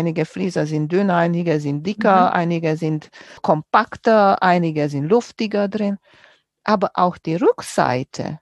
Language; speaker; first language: German; non-native, fluent; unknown